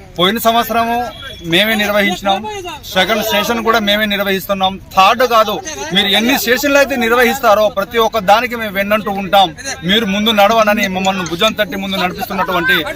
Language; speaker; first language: Telugu; non-native, local second language; Lambadi